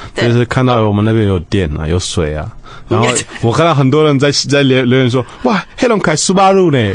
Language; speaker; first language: Chinese; non-native, fluent; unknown